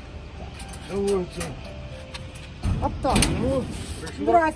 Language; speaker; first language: Japanese; non-native, learner; Russian